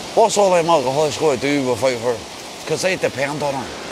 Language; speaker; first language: English; native; English